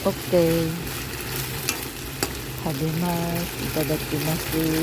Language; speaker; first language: Japanese; non-native, learner; Filipino